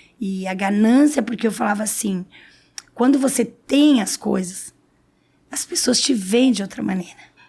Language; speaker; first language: Portuguese; native; Portuguese